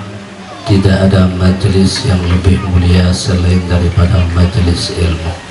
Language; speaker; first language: Indonesian; non-native, local second language; Sasak